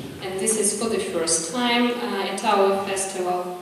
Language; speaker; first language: English; non-native, fluent; Russian